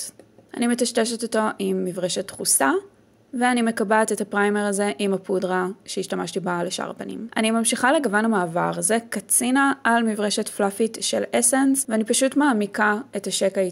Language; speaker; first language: Hebrew; native; Hebrew